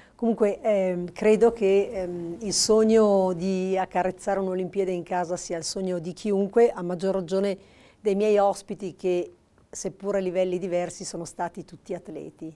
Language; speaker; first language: Italian; native; Italian